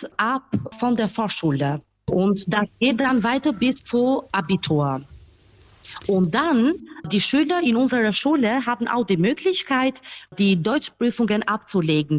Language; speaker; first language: German; non-native, fluent; Albanian